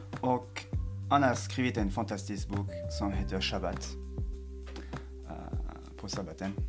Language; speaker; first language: Swedish; non-native, fluent; French